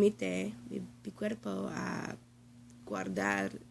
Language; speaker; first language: Spanish; non-native, learner; English